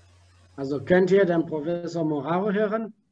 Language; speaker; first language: German; non-native, fluent; Romanian